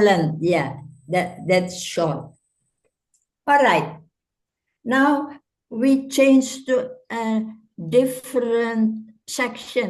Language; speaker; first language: English; non-native, fluent; Indonesian